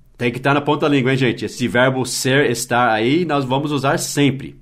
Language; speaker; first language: Portuguese; non-native, fluent; English